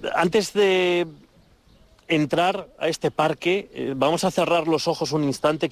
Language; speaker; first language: Spanish; native; Spanish